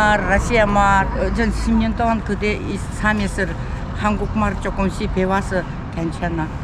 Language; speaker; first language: Korean; early bilingual, heritage; Korean